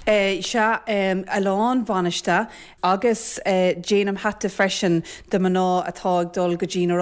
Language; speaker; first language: Irish; non-native, learner; English